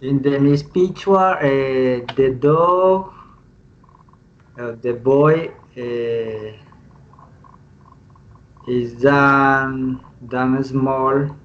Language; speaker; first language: English; non-native, learner; Spanish